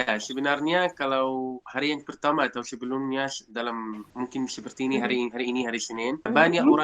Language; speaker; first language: Indonesian; non-native, fluent; Arabic